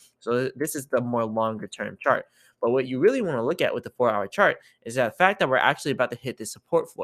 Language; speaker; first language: English; native; English